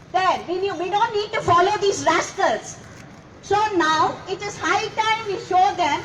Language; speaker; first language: English; non-native, local second language; Tamil